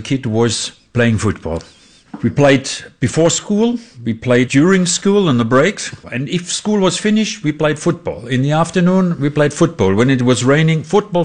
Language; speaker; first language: English; non-native, learner; German